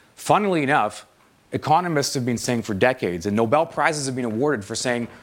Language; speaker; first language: English; native; English